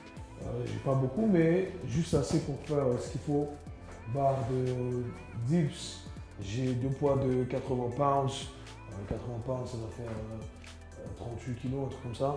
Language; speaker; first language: French; native; French